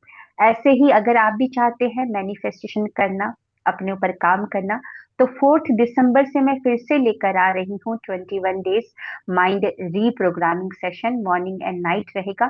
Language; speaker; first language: Hindi; native; Hindi